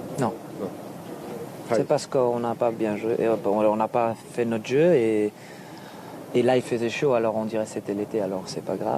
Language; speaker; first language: French; non-native, local second language; Dutch